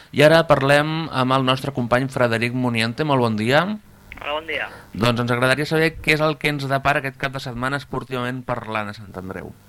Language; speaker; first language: Catalan; native; Catalan